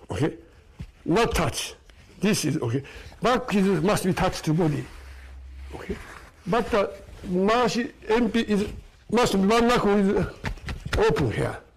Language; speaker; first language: English; non-native, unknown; Japanese